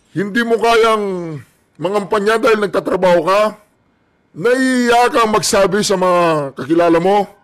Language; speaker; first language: Filipino; native; Filipino